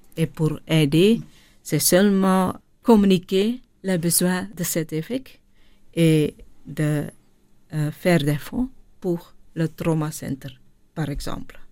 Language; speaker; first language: French; non-native, local second language; Dutch